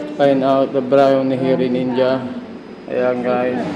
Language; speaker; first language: English; non-native, local second language; Filipino